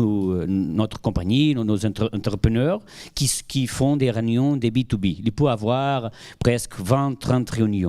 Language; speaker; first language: French; non-native, fluent; Portuguese